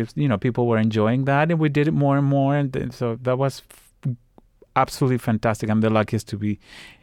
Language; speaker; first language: English; non-native, fluent; Spanish